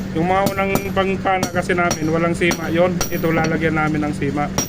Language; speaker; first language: Filipino; non-native, local second language; Bikol